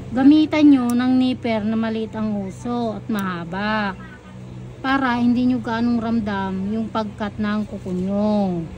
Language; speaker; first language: Filipino; native; Filipino